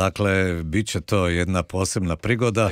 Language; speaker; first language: Croatian; native; Croatian